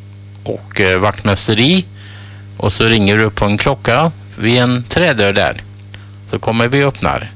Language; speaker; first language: Swedish; native; Swedish